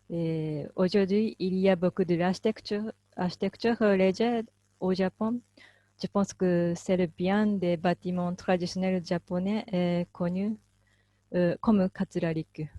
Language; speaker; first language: French; non-native, fluent; Japanese